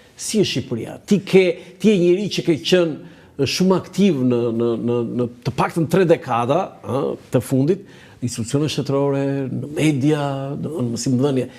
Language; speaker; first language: Albanian; native; Albanian